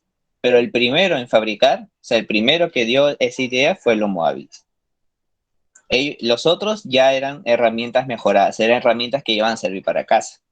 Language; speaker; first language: Spanish; native; Spanish